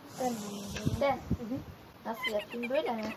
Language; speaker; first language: Turkish; early bilingual, heritage; Turkish